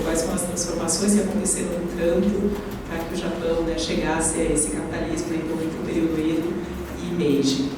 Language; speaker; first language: Portuguese; native; Portuguese